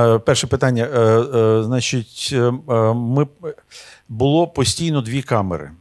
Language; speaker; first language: Ukrainian; non-native, local second language; Russian